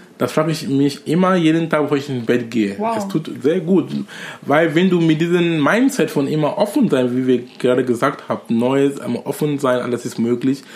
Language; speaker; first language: German; non-native, fluent; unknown